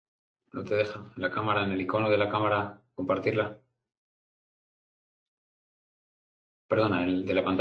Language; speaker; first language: Spanish; native; Spanish